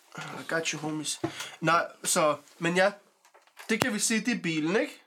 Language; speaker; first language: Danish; early bilingual, other home language; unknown